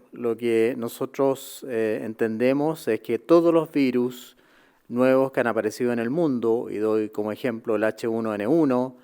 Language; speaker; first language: Spanish; native; Spanish